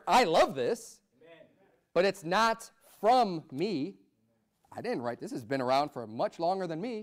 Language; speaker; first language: English; native; English